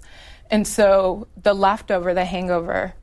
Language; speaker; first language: English; native; English